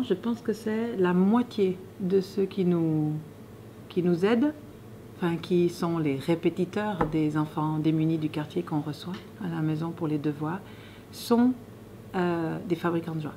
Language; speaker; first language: French; native; French